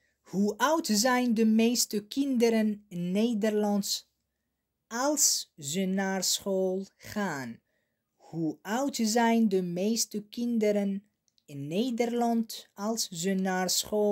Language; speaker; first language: Dutch; non-native, learner; Arabic